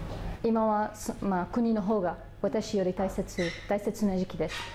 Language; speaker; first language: Japanese; non-native, fluent; Arabic